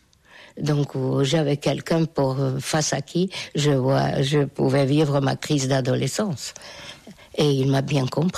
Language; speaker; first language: French; non-native, fluent; Hungarian